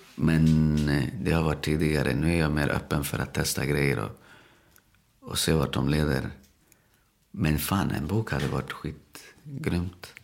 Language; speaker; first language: Swedish; early bilingual, other home language; Spanish